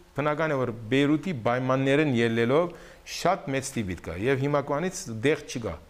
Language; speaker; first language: Armenian; early bilingual, heritage; Armenian